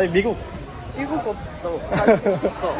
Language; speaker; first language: Korean; non-native, learner; Russian